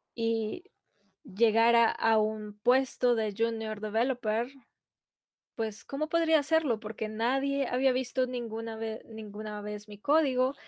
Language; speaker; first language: Spanish; non-native, fluent; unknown